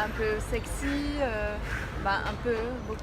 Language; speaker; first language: French; non-native, fluent; Dutch